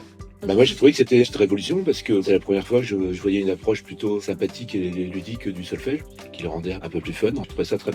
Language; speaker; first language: French; native; French